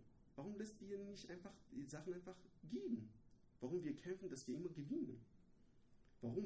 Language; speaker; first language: German; non-native, learner; Persian